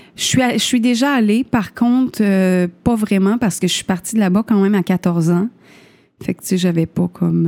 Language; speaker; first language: French; native; French